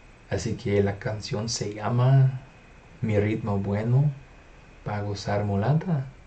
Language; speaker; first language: Spanish; non-native, fluent; English